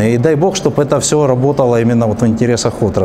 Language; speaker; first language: Russian; native; Russian